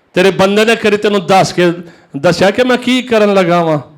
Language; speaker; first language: Urdu; non-native, local second language; Punjabi